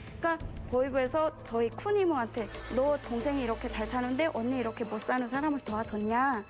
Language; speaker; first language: Korean; native; Korean